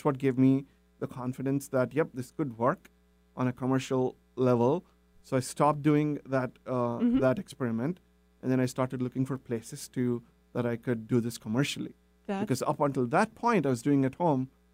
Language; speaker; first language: English; non-native, local second language; Telugu